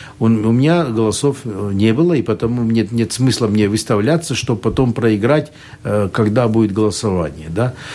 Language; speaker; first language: Russian; non-native, local second language; Latvian